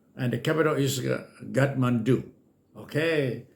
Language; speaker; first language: English; non-native, fluent; Thai